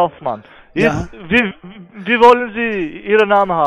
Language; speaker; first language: German; non-native, learner; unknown